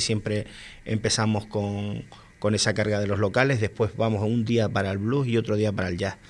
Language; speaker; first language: Spanish; native; Spanish